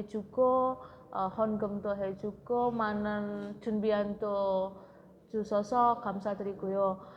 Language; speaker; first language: Korean; non-native, learner; Indonesian